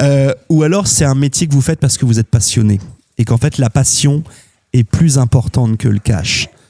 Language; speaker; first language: French; native; French